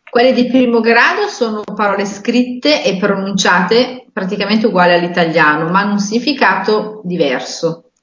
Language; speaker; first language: Italian; native; Italian